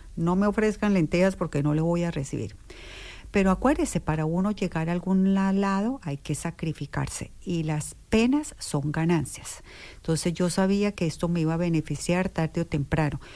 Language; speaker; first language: Spanish; native; Spanish